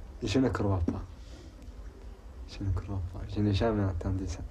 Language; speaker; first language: French; non-native, local second language; Arabic